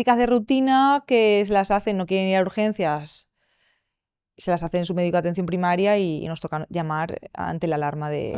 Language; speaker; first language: Spanish; native; Spanish